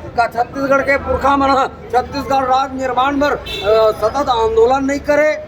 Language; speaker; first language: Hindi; native; Hindi